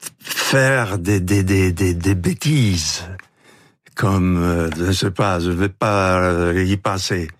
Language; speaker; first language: French; non-native, fluent; Italian